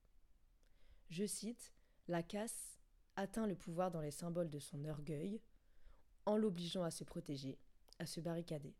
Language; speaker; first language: French; native; French